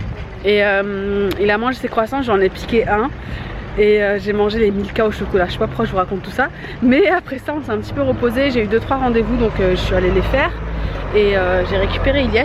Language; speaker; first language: French; native; French